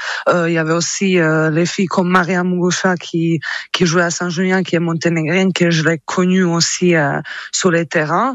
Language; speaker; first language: French; non-native, fluent; Croatian